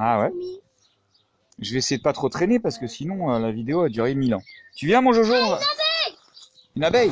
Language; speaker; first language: French; native; French